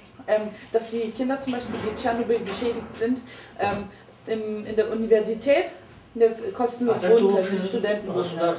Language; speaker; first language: German; non-native, fluent; Russian